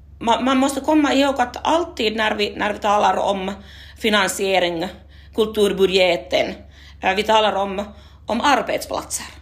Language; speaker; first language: Swedish; non-native, local second language; Finnish